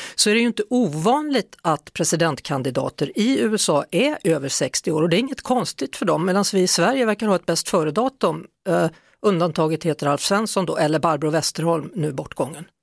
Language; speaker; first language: Swedish; native; Swedish